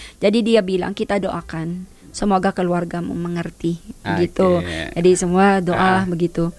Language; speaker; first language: Indonesian; non-native, fluent; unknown